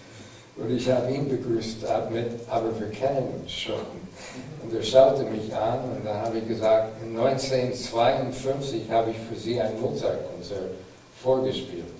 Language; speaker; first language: German; non-native, fluent; English